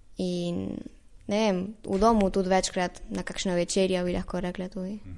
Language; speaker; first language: Slovenian; early bilingual, heritage; Slovenian